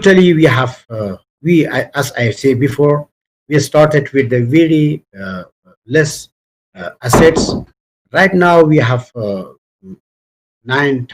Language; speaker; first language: English; non-native, fluent; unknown